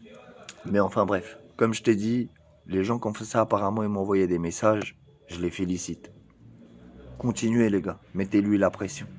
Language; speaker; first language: French; native; French